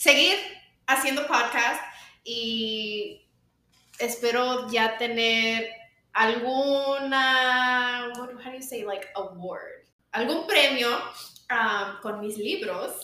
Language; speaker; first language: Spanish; early bilingual, other home language; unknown